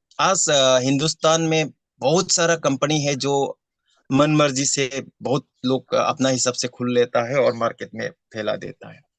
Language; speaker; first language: Hindi; non-native, local second language; Assamese